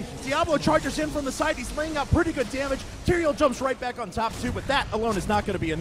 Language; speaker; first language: English; native; English